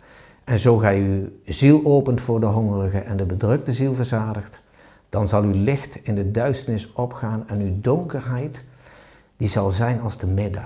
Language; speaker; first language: Dutch; native; Dutch